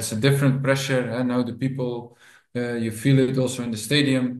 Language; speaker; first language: English; non-native, fluent; Dutch